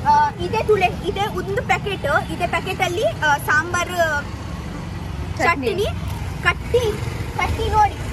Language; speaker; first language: Kannada; non-native, local second language; Tulu